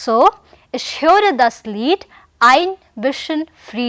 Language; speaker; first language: German; non-native, fluent; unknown